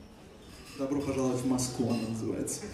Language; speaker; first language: Russian; native; Russian